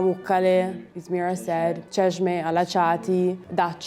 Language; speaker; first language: Turkish; non-native, learner; Italian